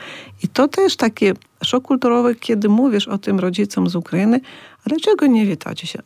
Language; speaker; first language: Polish; non-native, fluent; Ukrainian